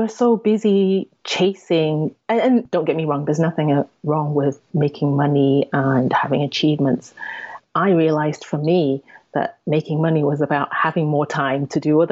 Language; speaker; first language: English; native; English